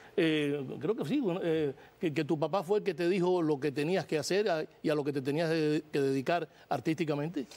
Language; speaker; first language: Spanish; native; Spanish